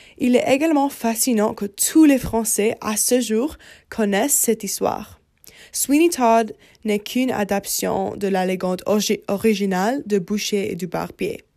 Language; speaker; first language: French; non-native, learner; English